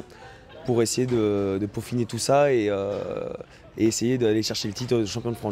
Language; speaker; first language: French; native; French